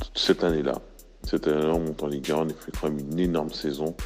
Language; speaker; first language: French; native; French